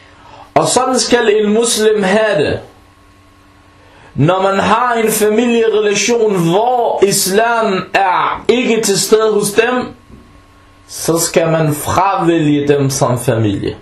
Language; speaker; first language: Danish; non-native, fluent; Arabic